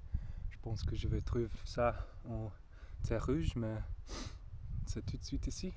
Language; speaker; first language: French; non-native, learner; English